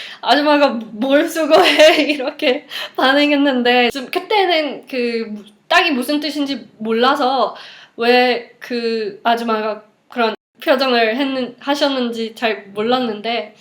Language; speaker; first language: Korean; non-native, fluent; English